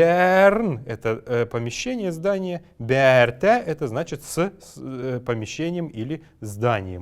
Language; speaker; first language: Russian; native; Russian